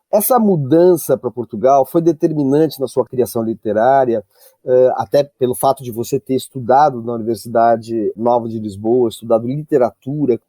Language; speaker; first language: Portuguese; native; Portuguese